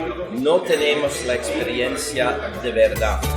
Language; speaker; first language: Spanish; non-native, fluent; Dutch